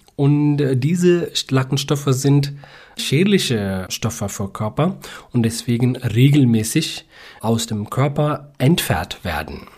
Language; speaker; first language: German; non-native, learner; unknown